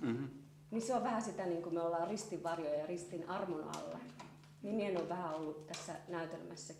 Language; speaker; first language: Finnish; native; Finnish